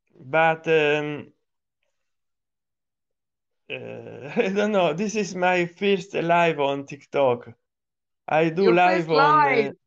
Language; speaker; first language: English; non-native, learner; Italian